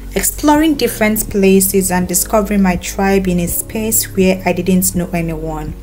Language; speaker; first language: English; non-native, local second language; Yoruba